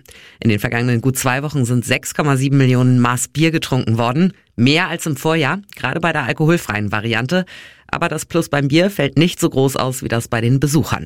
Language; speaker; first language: German; native; German